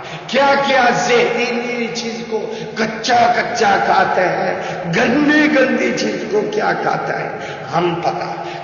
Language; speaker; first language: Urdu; non-native, learner; Uyghur